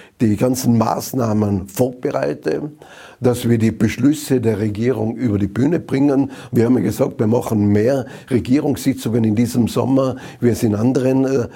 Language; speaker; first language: German; native; German